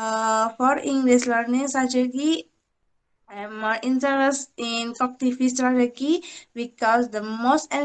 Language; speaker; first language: English; non-native, learner; Indonesian